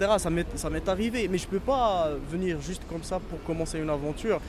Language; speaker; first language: French; non-native, local second language; Arabic